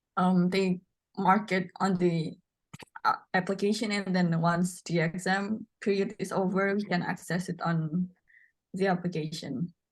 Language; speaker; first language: English; non-native, learner; Indonesian